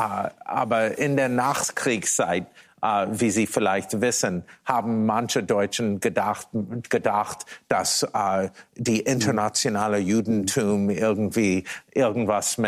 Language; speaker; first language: German; non-native, fluent; English